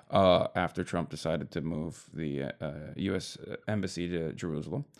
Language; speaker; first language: English; native; English